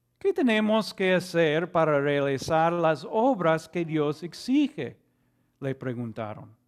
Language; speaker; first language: Spanish; non-native, fluent; English